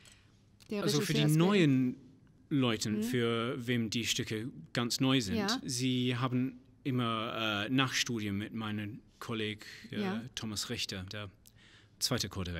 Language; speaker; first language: German; non-native, fluent; English